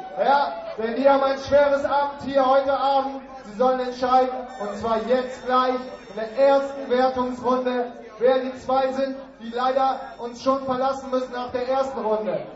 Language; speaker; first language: German; native; German